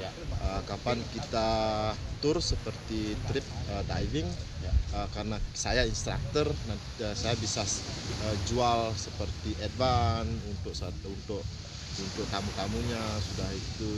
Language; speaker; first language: Indonesian; non-native, local second language; Balinese